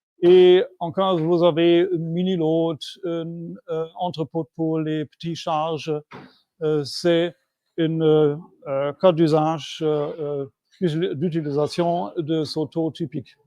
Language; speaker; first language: French; non-native, fluent; German